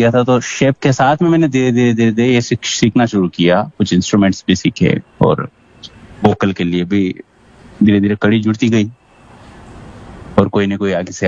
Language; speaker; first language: Hindi; native; Hindi